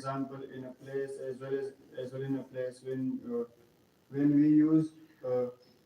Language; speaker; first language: English; non-native, learner; Pashto